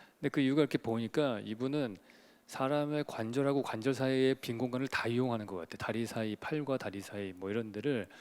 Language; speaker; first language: Korean; native; Korean